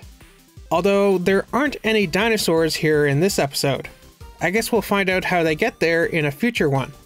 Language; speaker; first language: English; native; English